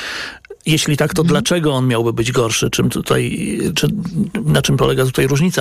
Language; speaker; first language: Polish; native; Polish